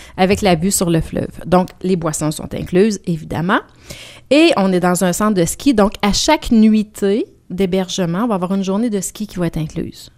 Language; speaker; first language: French; native; French